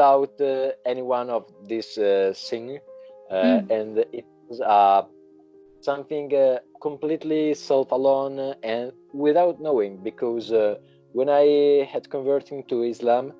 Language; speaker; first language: English; non-native, learner; Italian